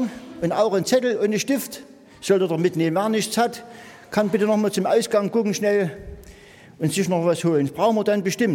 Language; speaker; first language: German; native; German